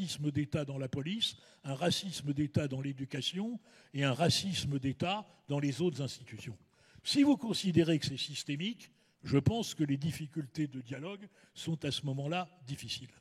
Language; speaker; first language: French; native; French